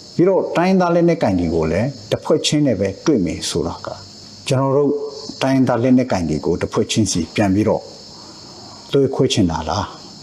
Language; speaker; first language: Burmese; non-native, local second language; Hakha Chin